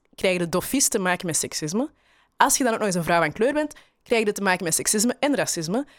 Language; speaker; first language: Dutch; native; Dutch